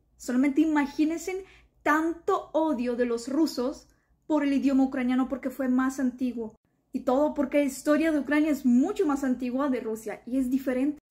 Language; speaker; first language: Spanish; non-native, fluent; Ukrainian